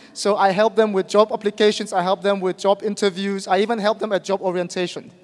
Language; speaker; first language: English; non-native, fluent; Burmese